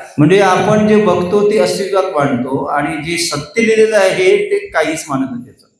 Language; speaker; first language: Marathi; non-native, local second language; Hindi